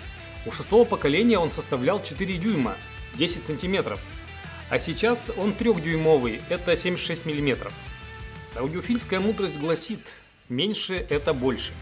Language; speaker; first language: Russian; native; Russian